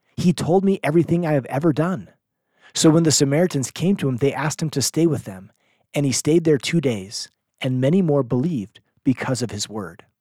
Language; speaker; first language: English; native; English